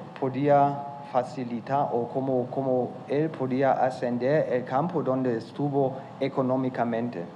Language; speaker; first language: Spanish; non-native, fluent; German